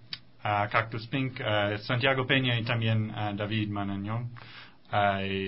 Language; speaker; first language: Spanish; non-native, fluent; English